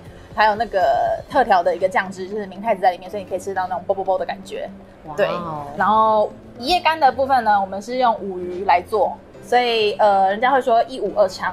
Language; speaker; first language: Chinese; native; Chinese